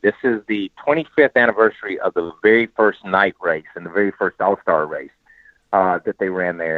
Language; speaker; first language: English; native; English